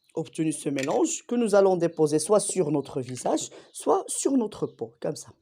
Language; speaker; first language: French; non-native, local second language; Arabic